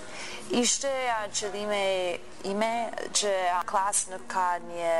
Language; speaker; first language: Albanian; non-native, learner; English